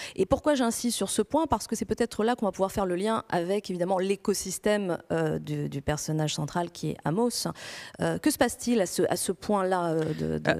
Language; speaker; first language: French; non-native, fluent; Greek